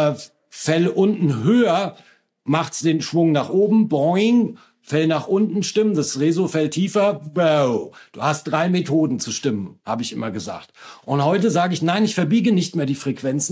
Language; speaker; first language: German; native; German